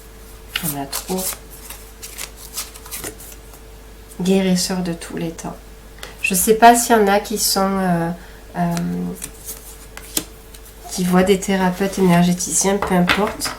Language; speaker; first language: French; native; French